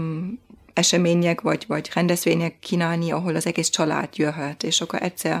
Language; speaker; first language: Hungarian; non-native, fluent; German